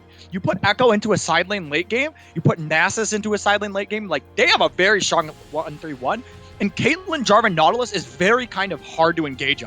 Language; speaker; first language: English; native; English